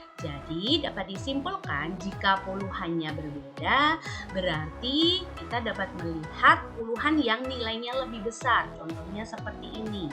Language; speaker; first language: Indonesian; native; Indonesian